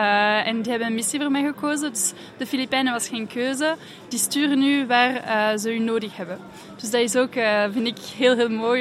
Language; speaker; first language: Dutch; non-native, fluent; French